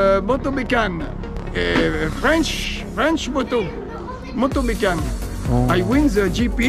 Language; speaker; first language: English; non-native, learner; French